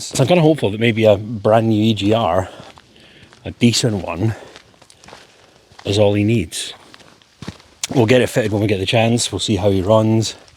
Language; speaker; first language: English; native; English